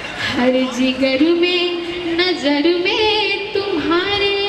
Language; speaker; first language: Hindi; native; Hindi